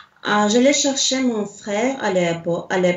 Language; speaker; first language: French; non-native, learner; Russian